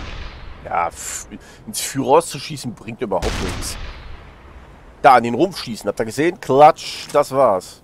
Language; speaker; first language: German; native; German